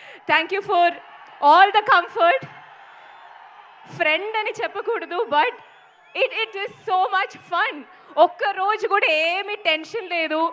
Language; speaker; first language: Telugu; non-native, local second language; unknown